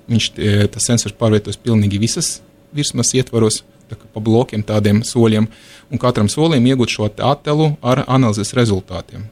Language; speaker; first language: Latvian; non-native, local second language; Russian